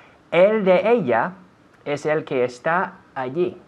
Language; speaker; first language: Spanish; non-native, fluent; English